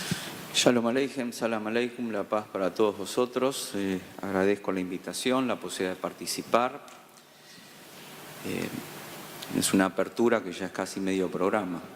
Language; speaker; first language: Spanish; native; Spanish